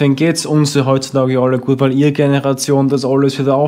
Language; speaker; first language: German; native; German